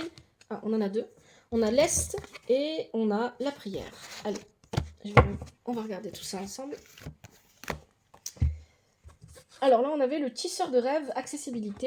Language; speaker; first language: French; native; French